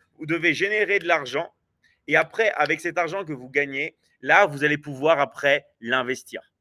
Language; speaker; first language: French; native; French